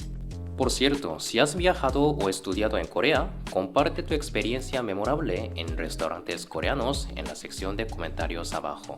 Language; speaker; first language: Spanish; non-native, fluent; Korean